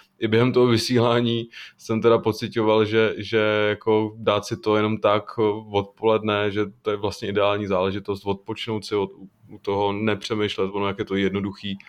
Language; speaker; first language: Czech; native; Czech